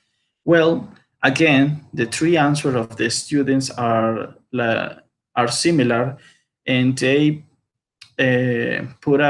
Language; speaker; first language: English; non-native, learner; Spanish